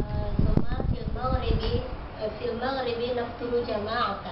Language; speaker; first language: Arabic; non-native, learner; Indonesian